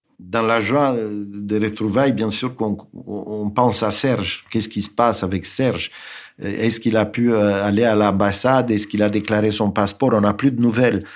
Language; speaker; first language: French; non-native, fluent; Romanian